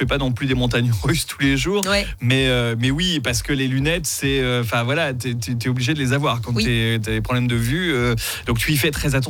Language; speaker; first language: French; native; French